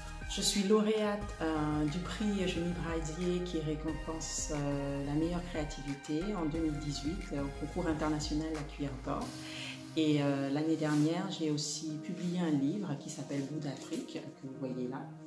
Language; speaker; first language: French; non-native, local second language; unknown